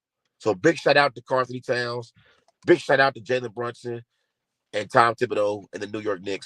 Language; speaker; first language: English; native; English